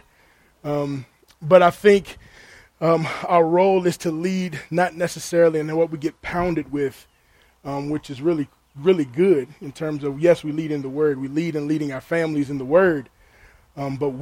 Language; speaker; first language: English; native; English